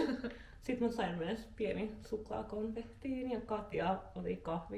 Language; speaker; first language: Finnish; non-native, learner; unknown